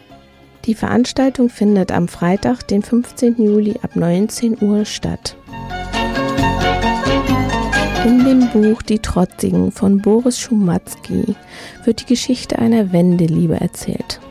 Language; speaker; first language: German; native; German